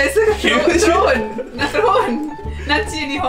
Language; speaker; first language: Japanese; non-native, learner; English